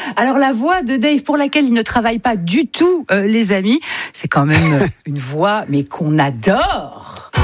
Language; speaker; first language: French; native; French